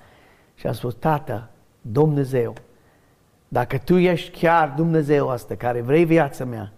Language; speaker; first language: Romanian; non-native, learner; English